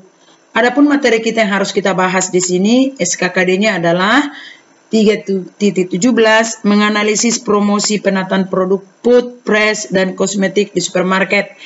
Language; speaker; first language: Indonesian; native; Indonesian